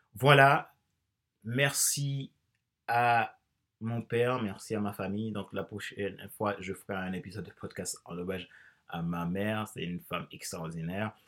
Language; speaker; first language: French; non-native, local second language; Haitian Creole